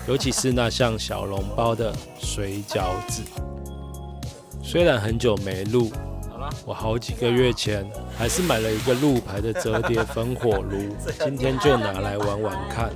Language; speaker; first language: Chinese; native; Chinese